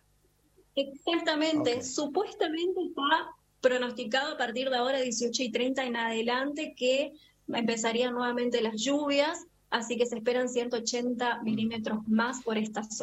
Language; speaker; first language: Spanish; native; Spanish